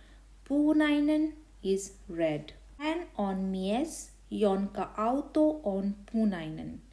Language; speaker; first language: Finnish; non-native, fluent; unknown